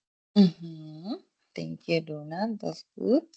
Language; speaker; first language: English; non-native, fluent; Spanish